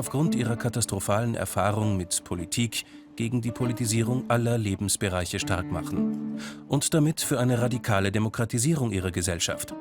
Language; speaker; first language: German; native; German